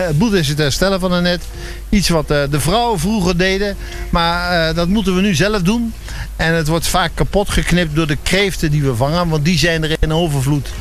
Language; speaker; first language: Dutch; native; Dutch